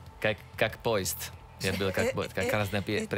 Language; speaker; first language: Russian; non-native, learner; Italian